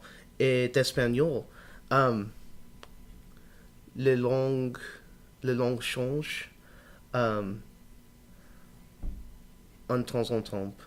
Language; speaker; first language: French; non-native, learner; English